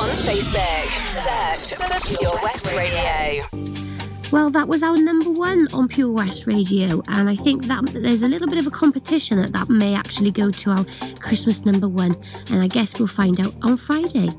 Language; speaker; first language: English; native; English